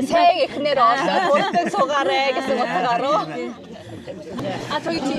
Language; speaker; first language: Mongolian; non-native, fluent; Korean